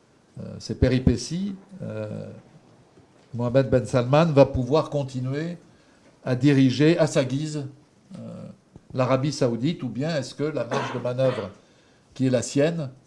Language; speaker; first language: French; native; French